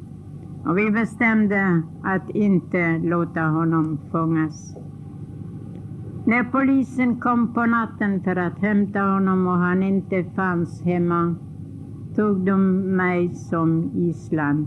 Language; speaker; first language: Swedish; non-native, fluent; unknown